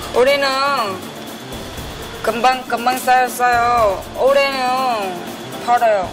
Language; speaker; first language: Korean; non-native, learner; Vietnamese